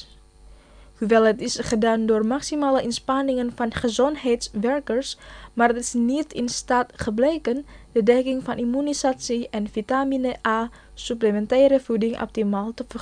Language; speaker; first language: Dutch; non-native, fluent; Indonesian